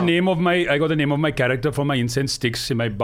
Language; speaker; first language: English; native; English